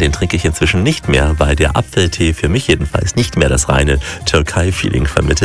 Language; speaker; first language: German; native; German